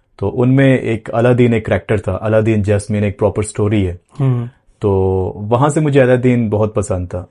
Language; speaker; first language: Urdu; non-native, local second language; Punjabi